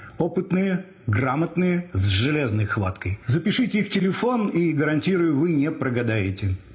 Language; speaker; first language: Russian; native; Russian